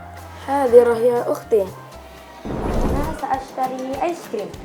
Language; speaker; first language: Arabic; non-native, learner; Indonesian